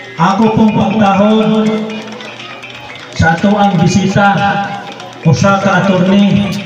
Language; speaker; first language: Cebuano; non-native, local second language; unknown